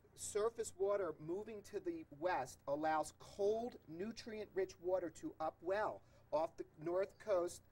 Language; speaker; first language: English; native; English